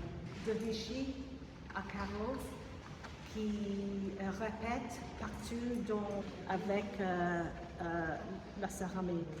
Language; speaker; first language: French; non-native, fluent; English